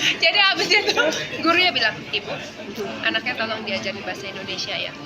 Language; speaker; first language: Indonesian; native; Indonesian